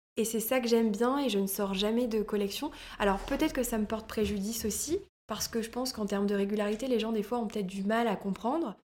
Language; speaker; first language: French; native; French